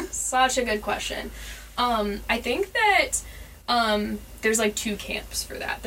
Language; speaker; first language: English; native; English